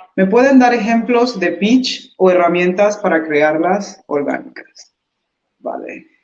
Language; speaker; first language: Spanish; early bilingual, heritage; English